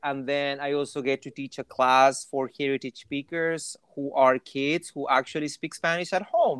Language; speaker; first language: English; non-native, fluent; Spanish